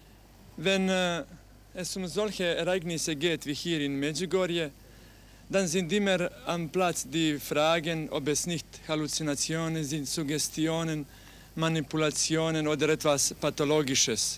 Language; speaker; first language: German; non-native, fluent; Croatian